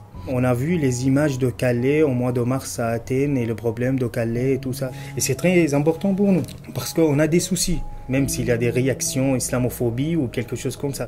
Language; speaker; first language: French; non-native, fluent; Arabic